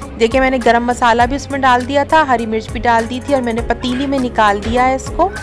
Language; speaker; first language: Urdu; native; Urdu